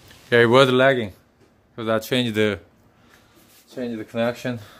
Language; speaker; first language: English; non-native, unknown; Korean